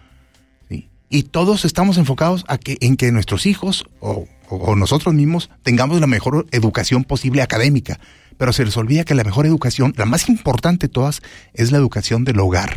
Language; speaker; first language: Spanish; native; Spanish